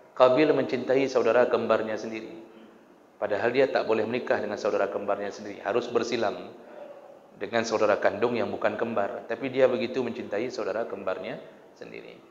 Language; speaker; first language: Malay; non-native, local second language; Achinese